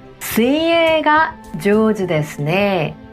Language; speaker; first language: Japanese; non-native, fluent; Korean